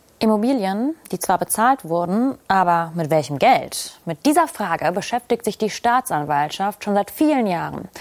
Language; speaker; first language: German; native; German